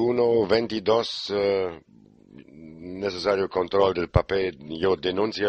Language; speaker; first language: Spanish; non-native, learner; German